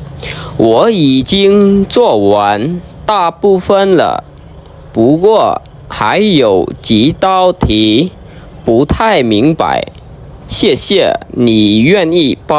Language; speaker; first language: Chinese; non-native, fluent; Khmer